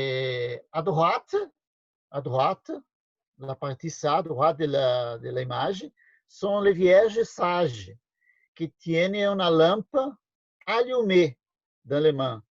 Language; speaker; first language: French; non-native, learner; Portuguese